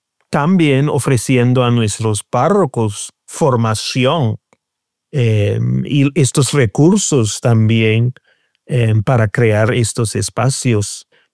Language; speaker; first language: Spanish; non-native, fluent; English